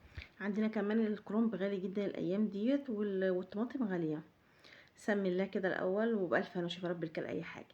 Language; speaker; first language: Arabic; native; Arabic